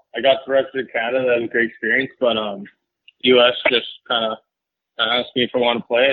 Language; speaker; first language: English; native; English